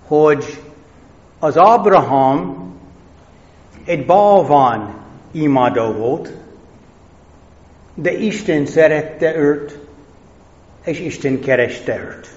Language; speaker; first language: Hungarian; non-native, fluent; English